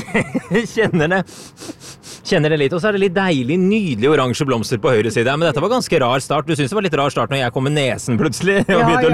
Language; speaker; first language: Norwegian; native; Norwegian